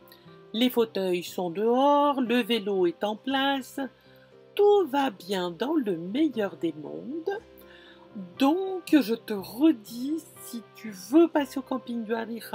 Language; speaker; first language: French; native; French